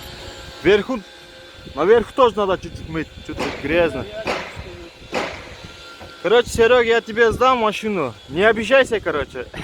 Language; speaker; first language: Russian; non-native, local second language; Kyrgyz